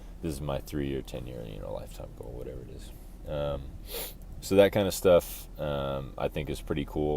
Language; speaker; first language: English; native; English